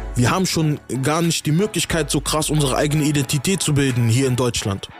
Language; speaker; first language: German; native; German